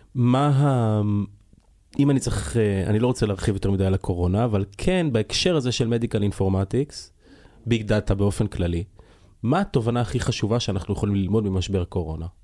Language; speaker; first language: Hebrew; native; Hebrew